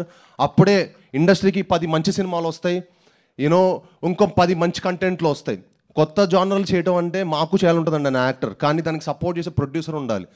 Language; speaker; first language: Telugu; native; Telugu